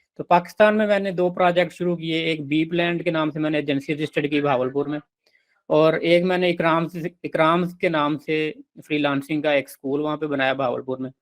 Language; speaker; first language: Urdu; non-native, local second language; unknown